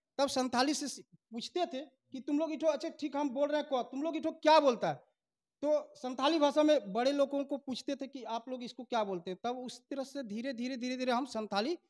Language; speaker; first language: Hindi; native; Hindi